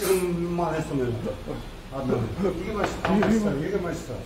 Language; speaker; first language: Korean; non-native, learner; Turkish